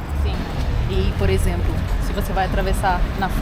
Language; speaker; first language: Portuguese; native; Portuguese